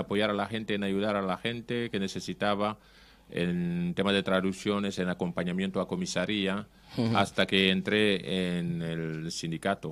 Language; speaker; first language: Spanish; non-native, fluent; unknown